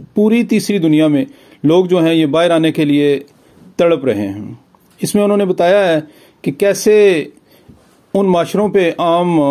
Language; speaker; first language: Urdu; non-native, local second language; Pahari-Potwari